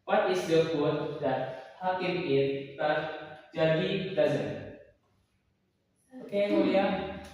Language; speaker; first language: English; non-native, learner; Indonesian